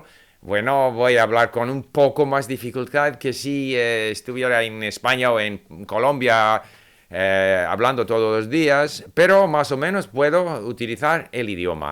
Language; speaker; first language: Spanish; non-native, fluent; English